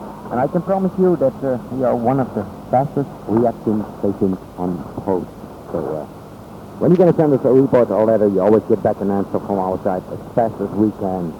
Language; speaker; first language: English; non-native, fluent; Dutch